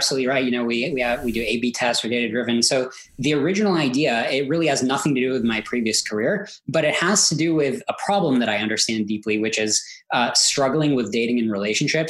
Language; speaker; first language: English; early bilingual, other home language; Hebrew